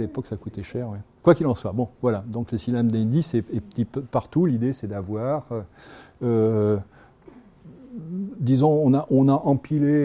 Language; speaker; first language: French; native; French